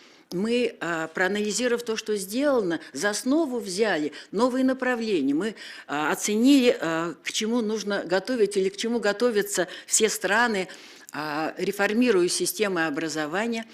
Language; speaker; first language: Russian; native; Russian